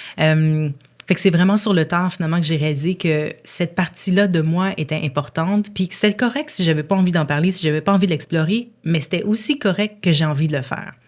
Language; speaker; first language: French; native; French